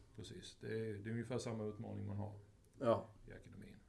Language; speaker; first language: Swedish; native; Swedish